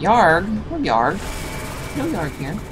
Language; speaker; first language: English; native; English